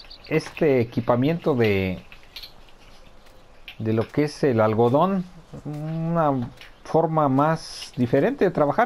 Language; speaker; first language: Spanish; native; Spanish